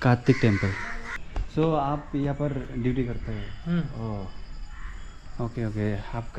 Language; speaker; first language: Hindi; non-native, learner; Bangla